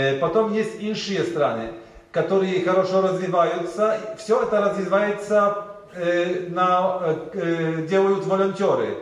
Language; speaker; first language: Russian; non-native, learner; Polish